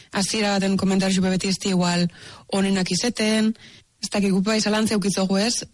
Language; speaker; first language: Basque; native; Basque